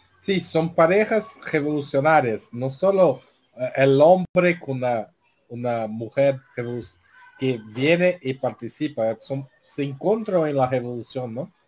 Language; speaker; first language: Spanish; non-native, learner; Portuguese